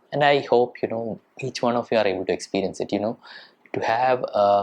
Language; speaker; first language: English; non-native, local second language; Malayalam